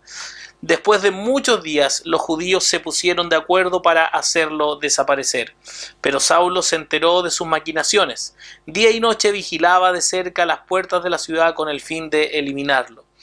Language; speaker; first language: Spanish; native; Spanish